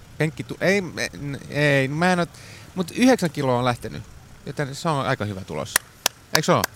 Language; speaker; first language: Finnish; non-native, local second language; Swedish